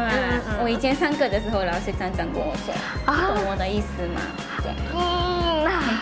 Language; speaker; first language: Chinese; non-native, fluent; Japanese